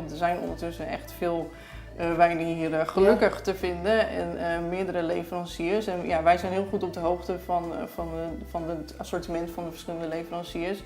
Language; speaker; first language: Dutch; native; Dutch